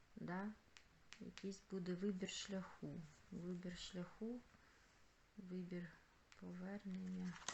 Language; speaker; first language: Ukrainian; non-native, local second language; Russian